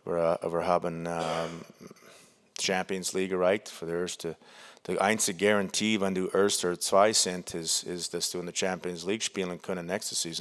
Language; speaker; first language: German; non-native, fluent; English